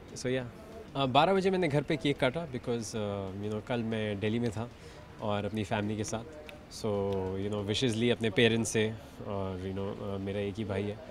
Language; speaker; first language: Hindi; native; Hindi